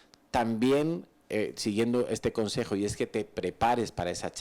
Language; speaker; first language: Spanish; native; Spanish